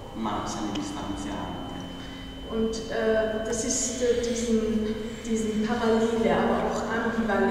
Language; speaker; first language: German; non-native, fluent; Persian